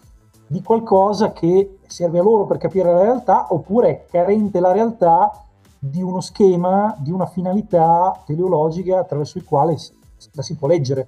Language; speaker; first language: Italian; native; Italian